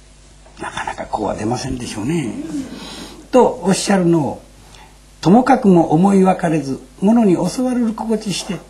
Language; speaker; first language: Japanese; native; Japanese